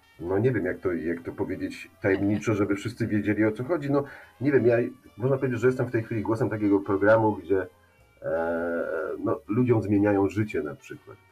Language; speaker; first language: Polish; native; Polish